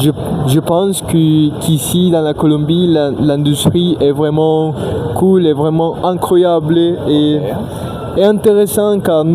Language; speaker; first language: French; non-native, learner; Spanish